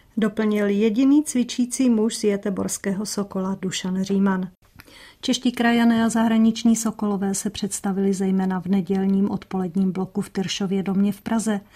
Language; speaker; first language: Czech; native; Czech